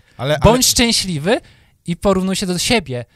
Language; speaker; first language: Polish; native; Polish